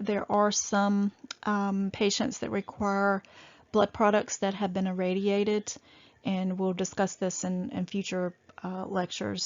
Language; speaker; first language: English; native; English